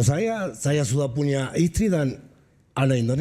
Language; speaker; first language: Indonesian; non-native, fluent; Spanish